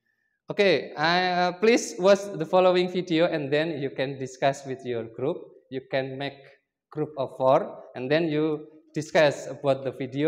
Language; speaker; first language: English; non-native, learner; Indonesian